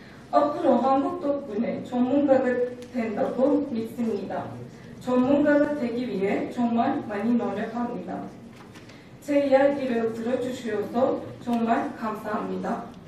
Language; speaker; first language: Korean; non-native, learner; Turkish